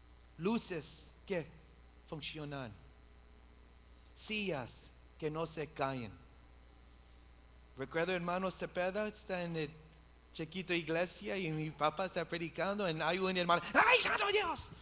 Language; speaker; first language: Spanish; early bilingual, heritage; English